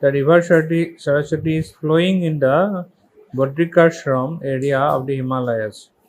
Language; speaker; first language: English; non-native, local second language; Assamese